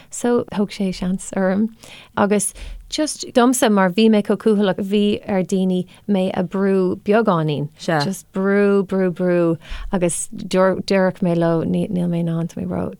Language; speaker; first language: Irish; non-native, local second language; English